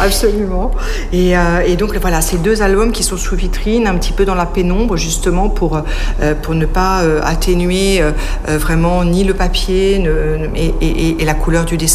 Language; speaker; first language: French; native; French